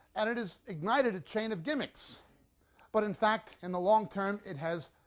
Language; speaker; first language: English; native; English